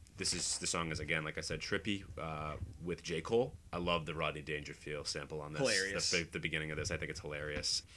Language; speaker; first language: English; native; English